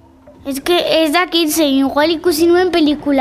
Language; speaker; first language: Basque; non-native, local second language; Spanish